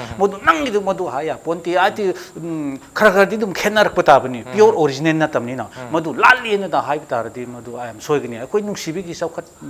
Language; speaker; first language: Manipuri; non-native, local second language; Rongmei Naga